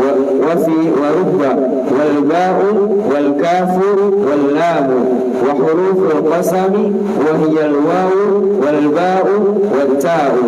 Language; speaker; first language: Arabic; non-native, learner; Indonesian